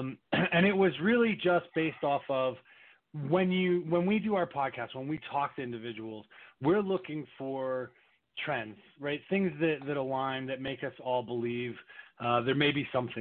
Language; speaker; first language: English; native; English